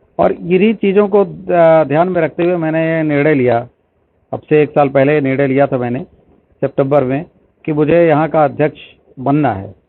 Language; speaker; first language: Hindi; native; Hindi